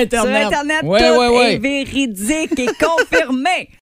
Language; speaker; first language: French; native; French